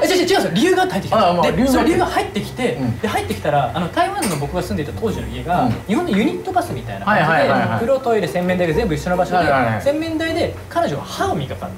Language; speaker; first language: Japanese; native; Japanese